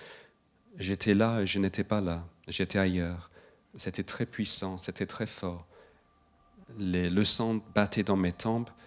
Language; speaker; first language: French; non-native, fluent; English